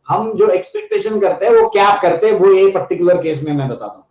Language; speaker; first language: Hindi; non-native, local second language; Marathi